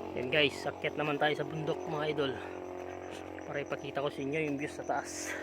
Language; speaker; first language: Filipino; non-native, local second language; Iloko